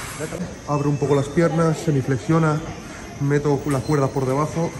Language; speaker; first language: Spanish; native; Spanish